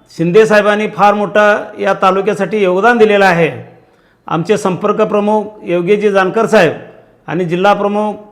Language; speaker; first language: Marathi; native; Marathi